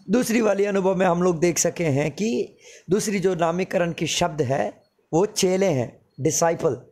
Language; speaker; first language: Hindi; non-native, local second language; Malayalam